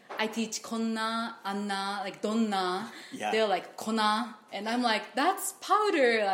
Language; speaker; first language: English; non-native, fluent; Japanese